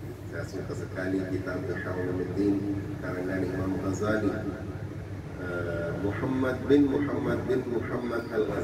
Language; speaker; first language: Indonesian; non-native, fluent; Urdu